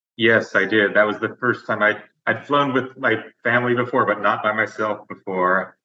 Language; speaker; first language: English; native; English